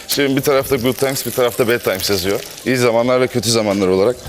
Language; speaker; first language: Turkish; native; Turkish